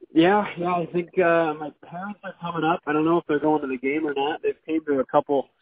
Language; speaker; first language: English; native; English